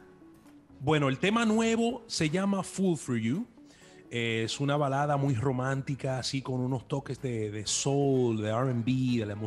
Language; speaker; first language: Spanish; early bilingual, heritage; Spanish